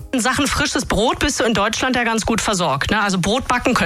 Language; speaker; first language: German; native; German